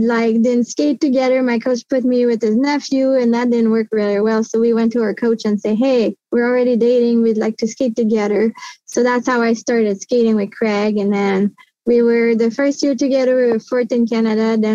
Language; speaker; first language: English; non-native, fluent; French